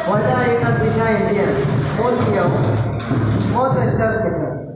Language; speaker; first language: Hindi; non-native, learner; Bangla